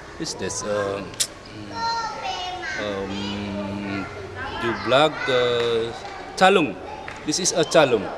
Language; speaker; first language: English; non-native, learner; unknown